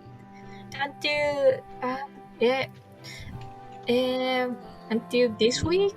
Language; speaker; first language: English; non-native, learner; Japanese